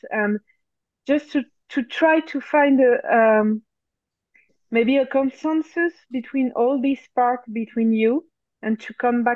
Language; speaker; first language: English; non-native, fluent; French